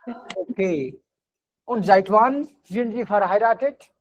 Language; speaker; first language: German; non-native, fluent; Hindi